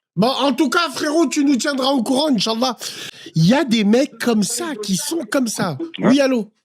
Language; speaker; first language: French; native; French